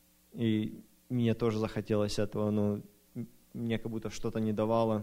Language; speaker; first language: Russian; early bilingual, other home language; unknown